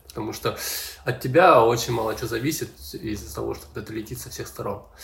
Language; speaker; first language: Russian; native; Russian